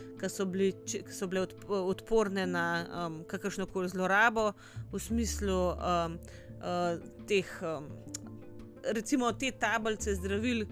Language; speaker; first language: Slovenian; native; Slovenian